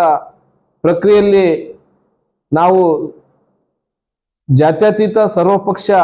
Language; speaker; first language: Kannada; native; Kannada